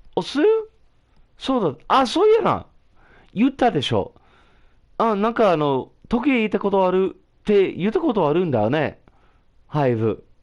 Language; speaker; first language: Japanese; non-native, fluent; English